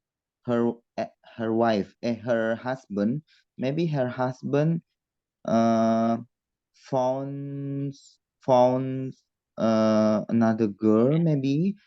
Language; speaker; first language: English; non-native, learner; Indonesian